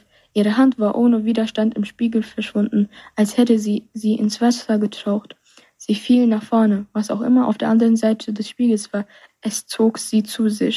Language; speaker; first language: German; native; German